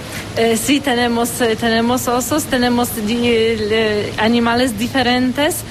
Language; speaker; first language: Spanish; non-native, fluent; Romanian